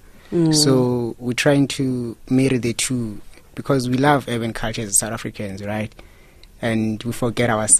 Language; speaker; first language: English; non-native, local second language; Xhosa